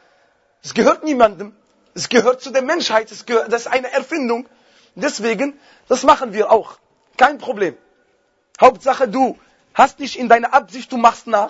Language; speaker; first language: German; non-native, fluent; Arabic